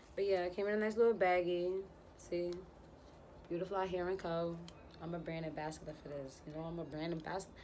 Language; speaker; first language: English; native; English